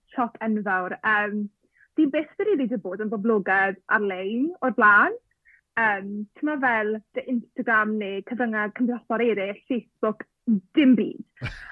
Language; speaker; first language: Welsh; native; Welsh